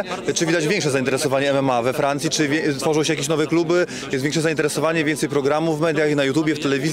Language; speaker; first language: Polish; native; Polish